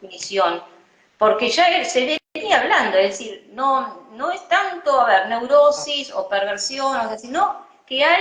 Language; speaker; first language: Spanish; native; Spanish